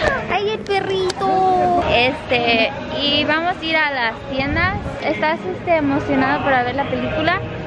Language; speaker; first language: Spanish; early bilingual, heritage; Spanish